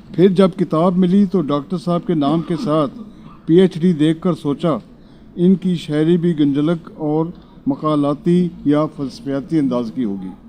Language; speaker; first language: Urdu; native; Urdu